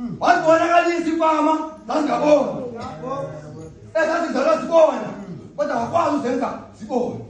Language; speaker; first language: Zulu; non-native, local second language; Xhosa